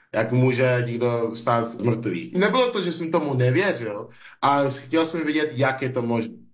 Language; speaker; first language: Czech; non-native, fluent; English